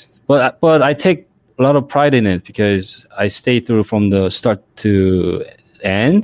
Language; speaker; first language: English; non-native, fluent; Korean